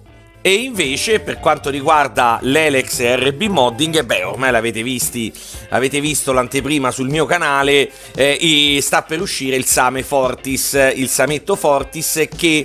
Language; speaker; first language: Italian; native; Italian